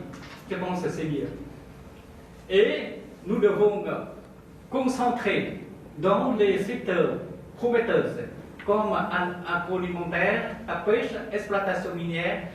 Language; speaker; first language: French; non-native, fluent; Vietnamese